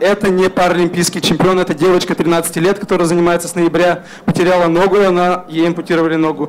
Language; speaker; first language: Russian; native; Russian